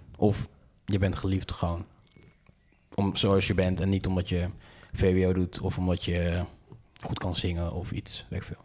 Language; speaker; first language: Dutch; native; Dutch